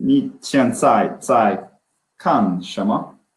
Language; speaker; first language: Chinese; non-native, learner; Swedish